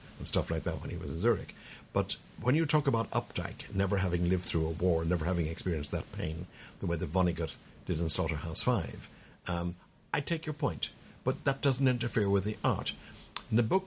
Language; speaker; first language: English; native; English